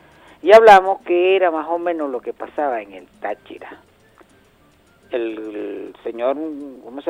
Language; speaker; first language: Spanish; native; Spanish